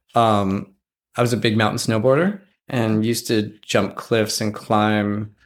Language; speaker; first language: English; native; English